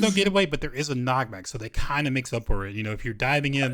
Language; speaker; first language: English; native; English